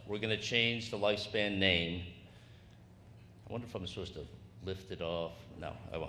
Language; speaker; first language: English; native; English